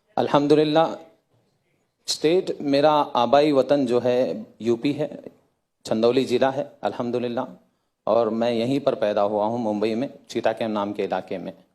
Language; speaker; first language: Hindi; native; Hindi